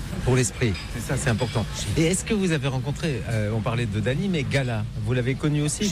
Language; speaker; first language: French; native; French